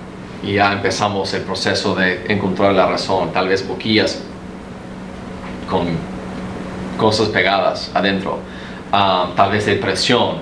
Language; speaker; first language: Spanish; early bilingual, heritage; Spanish